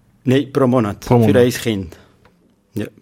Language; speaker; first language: German; non-native, fluent; Kurdish